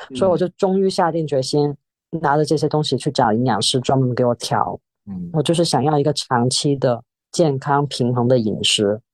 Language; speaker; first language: Chinese; non-native, local second language; Cantonese